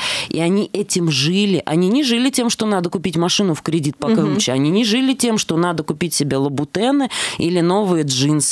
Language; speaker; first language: Russian; native; Russian